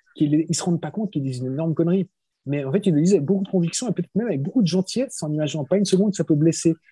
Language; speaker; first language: French; native; French